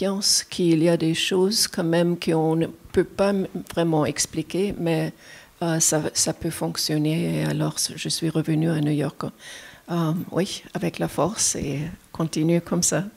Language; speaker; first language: French; non-native, fluent; German